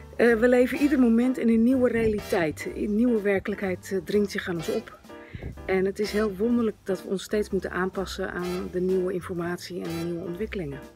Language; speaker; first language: Dutch; native; Dutch